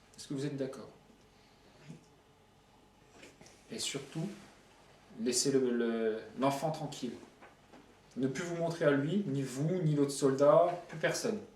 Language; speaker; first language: French; native; French